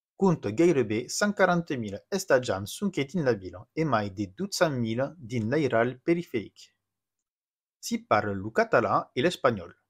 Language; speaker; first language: Occitan; non-native, local second language; French